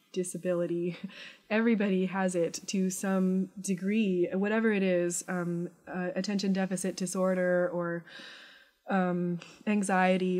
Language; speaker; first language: English; native; English